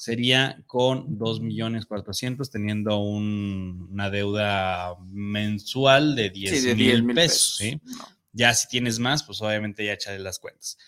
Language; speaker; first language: Spanish; native; Spanish